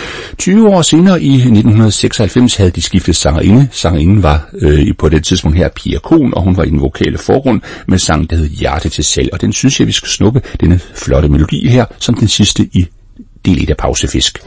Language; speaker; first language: Danish; native; Danish